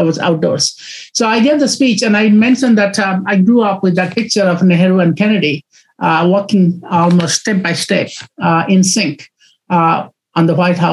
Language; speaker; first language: English; non-native, local second language; Odia